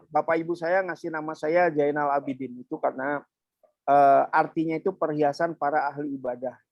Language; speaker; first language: Indonesian; native; Indonesian